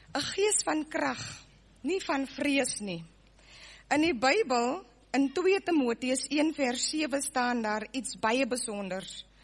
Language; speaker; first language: Afrikaans; native; Afrikaans